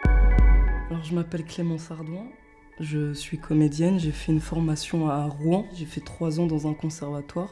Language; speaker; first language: French; native; French